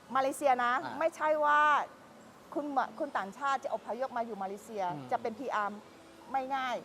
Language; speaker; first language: Thai; non-native, fluent; Malay